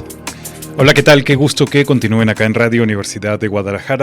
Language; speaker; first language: Spanish; native; Spanish